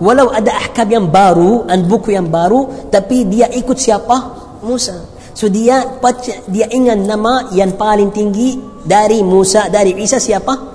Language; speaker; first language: Indonesian; non-native, learner; Arabic